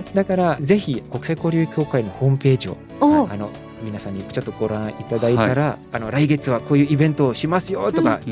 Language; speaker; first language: Japanese; non-native, fluent; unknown